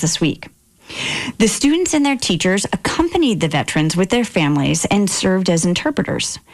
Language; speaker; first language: English; native; English